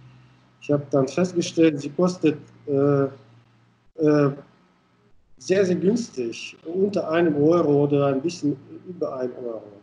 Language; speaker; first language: German; non-native, fluent; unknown